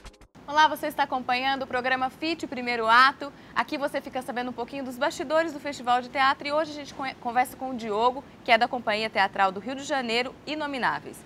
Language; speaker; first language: Portuguese; native; Portuguese